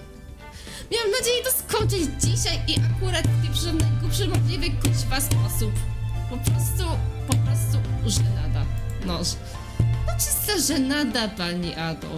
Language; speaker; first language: Polish; native; Polish